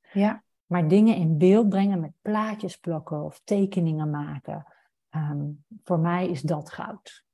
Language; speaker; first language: Dutch; native; Dutch